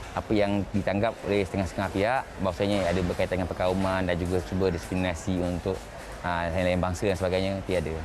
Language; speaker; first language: Malay; native; Malay